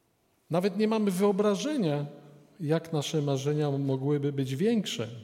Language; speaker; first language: Polish; native; Polish